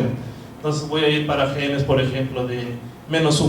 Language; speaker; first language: Spanish; non-native, fluent; Portuguese